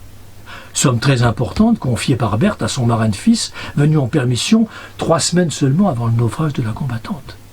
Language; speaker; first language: French; native; French